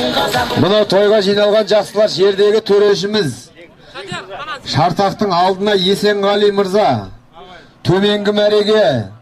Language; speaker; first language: Kazakh; native; Kazakh